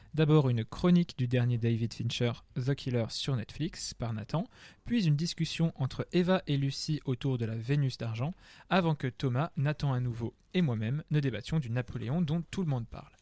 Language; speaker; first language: French; native; French